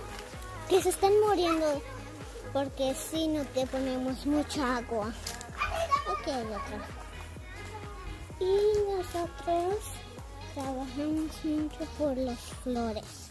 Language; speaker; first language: Spanish; early bilingual, heritage; Spanish